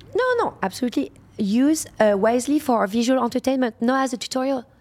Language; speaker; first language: English; non-native, fluent; French